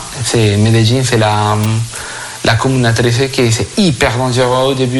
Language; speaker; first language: French; non-native, fluent; Spanish